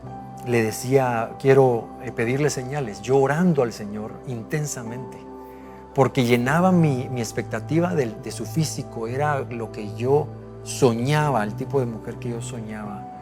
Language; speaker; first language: Spanish; native; Spanish